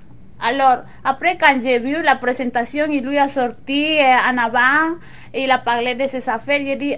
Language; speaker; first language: French; non-native, local second language; Spanish